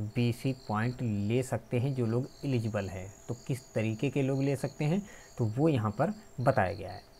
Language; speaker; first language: Hindi; native; Hindi